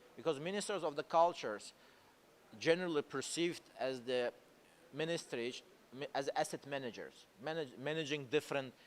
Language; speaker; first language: English; non-native, fluent; Azerbaijani